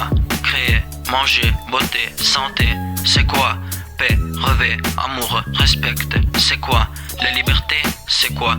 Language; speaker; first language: French; non-native, fluent; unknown